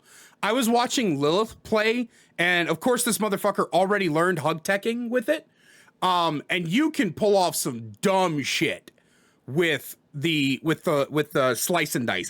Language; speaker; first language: English; native; English